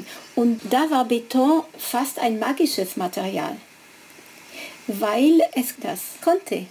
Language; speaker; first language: German; non-native, fluent; French